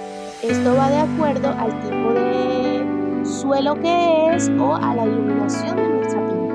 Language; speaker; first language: Spanish; native; Spanish